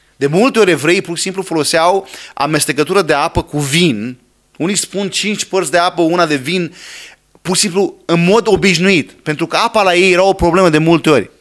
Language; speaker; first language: Romanian; non-native, fluent; English